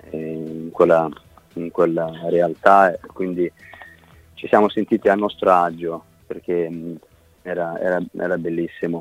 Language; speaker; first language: Italian; non-native, fluent; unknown